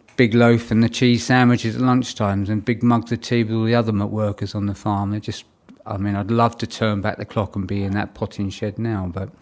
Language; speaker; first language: English; native; English